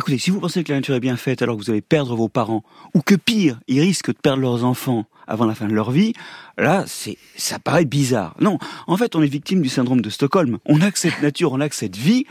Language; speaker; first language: French; native; French